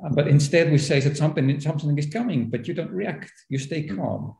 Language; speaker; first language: English; non-native, fluent; Estonian